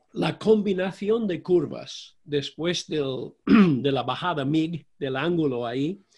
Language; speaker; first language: Spanish; non-native, fluent; English